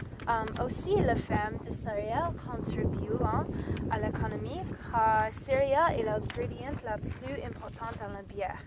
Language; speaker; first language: French; non-native, learner; English